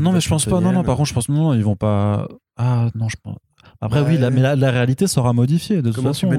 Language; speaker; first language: French; native; French